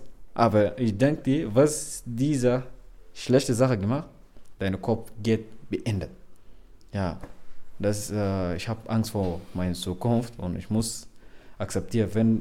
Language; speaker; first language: German; non-native, learner; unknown